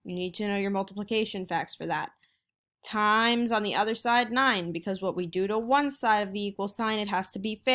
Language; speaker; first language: English; native; English